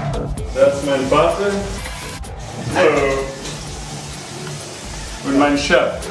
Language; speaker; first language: German; non-native, learner; English